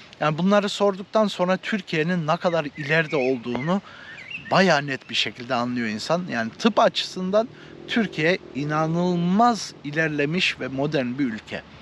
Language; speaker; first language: Turkish; early bilingual, heritage; Turkish